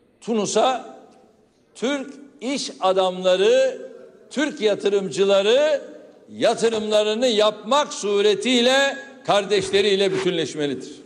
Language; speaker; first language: Turkish; native; Turkish